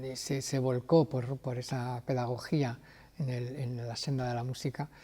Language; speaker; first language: Spanish; native; Spanish